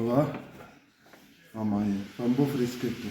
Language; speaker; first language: Italian; non-native, fluent; Arabic